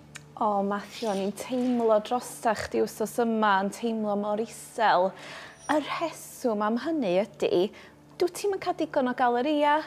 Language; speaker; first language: Welsh; native; Welsh